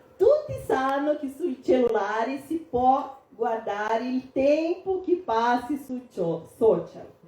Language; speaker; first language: Italian; non-native, fluent; Portuguese